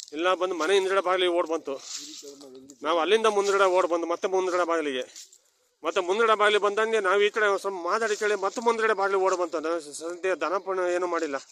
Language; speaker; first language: Kannada; native; Kannada